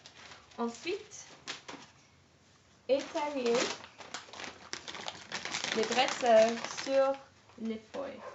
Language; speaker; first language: French; non-native, learner; English